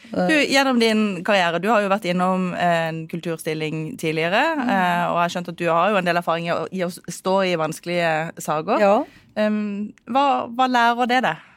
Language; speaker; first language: Norwegian; native; Norwegian